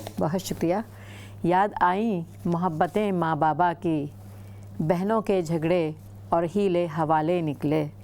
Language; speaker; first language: Urdu; native; Urdu